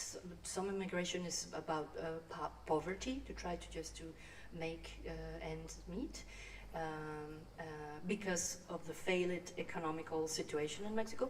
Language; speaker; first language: English; non-native, fluent; Spanish